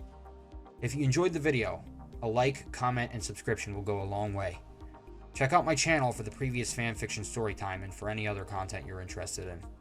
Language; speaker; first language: English; native; English